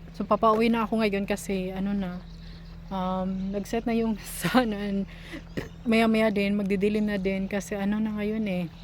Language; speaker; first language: Filipino; native; Filipino